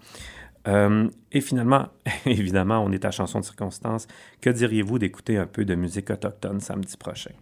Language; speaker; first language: French; native; French